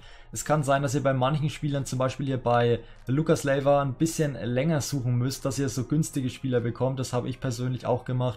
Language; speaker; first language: German; native; German